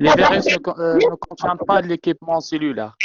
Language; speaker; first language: French; non-native, local second language; Arabic